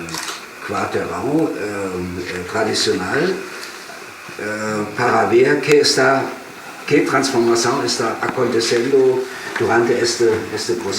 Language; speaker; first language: Portuguese; non-native, fluent; German